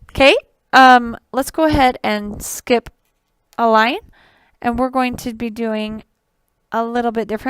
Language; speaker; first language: English; native; English